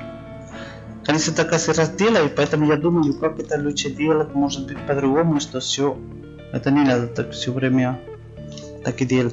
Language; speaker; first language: Russian; non-native, learner; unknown